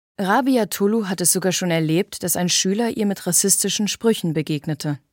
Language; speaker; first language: German; native; German